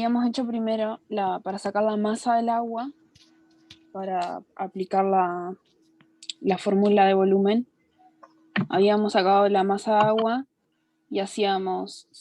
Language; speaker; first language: Spanish; native; Spanish